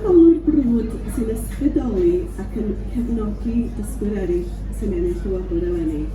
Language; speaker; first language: Welsh; native; Welsh